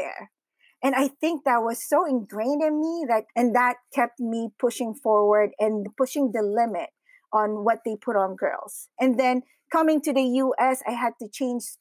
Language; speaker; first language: English; non-native, local second language; Filipino